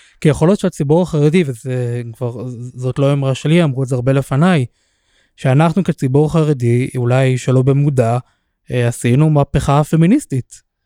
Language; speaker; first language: Hebrew; native; Hebrew